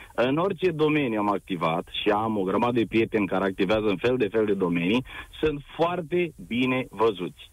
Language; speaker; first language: Romanian; native; Romanian